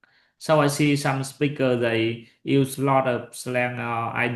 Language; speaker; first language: English; non-native, learner; Vietnamese